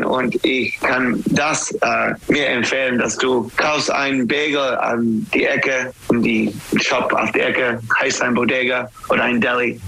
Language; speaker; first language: German; non-native, fluent; English